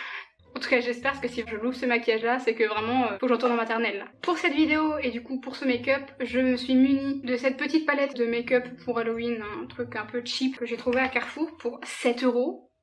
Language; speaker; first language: French; native; French